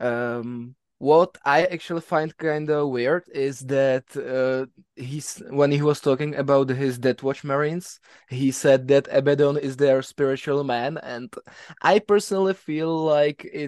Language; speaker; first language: English; non-native, fluent; Czech